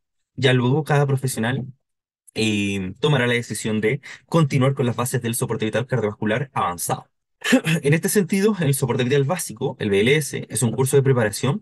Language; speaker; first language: Spanish; native; Spanish